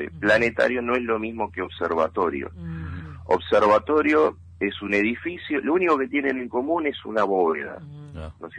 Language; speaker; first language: Spanish; native; Spanish